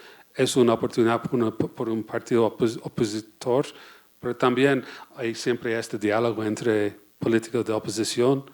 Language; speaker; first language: Spanish; non-native, fluent; English